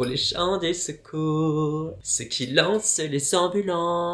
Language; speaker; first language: French; native; French